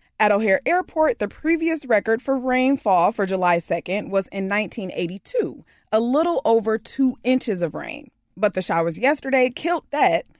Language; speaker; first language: English; native; English